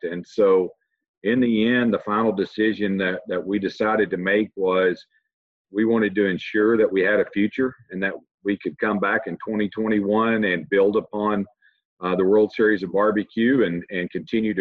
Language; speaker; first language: English; native; English